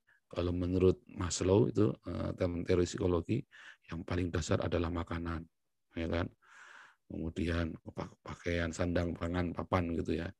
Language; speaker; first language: Indonesian; native; Indonesian